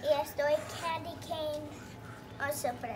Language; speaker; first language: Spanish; early bilingual, heritage; Spanish